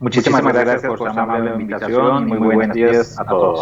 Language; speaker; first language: Spanish; non-native, fluent; Turkish